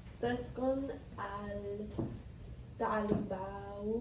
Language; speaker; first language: Arabic; non-native, learner; English